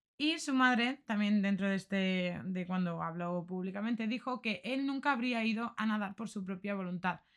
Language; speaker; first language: Spanish; native; Spanish